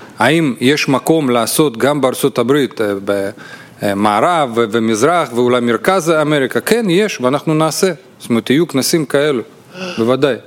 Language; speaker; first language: Hebrew; non-native, fluent; Russian